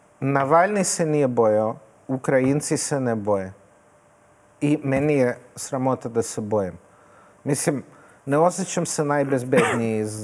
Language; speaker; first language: Serbian; non-native, fluent; Russian